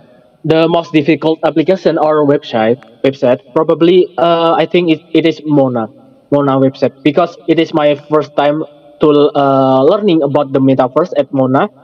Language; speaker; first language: English; non-native, learner; Indonesian